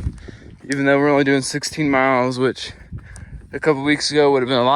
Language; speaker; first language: English; native; English